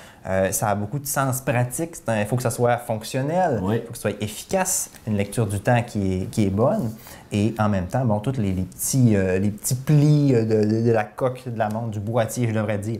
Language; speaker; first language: French; native; French